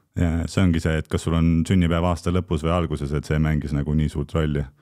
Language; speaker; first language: Estonian; native; Estonian